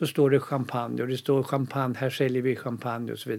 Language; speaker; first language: Swedish; native; Swedish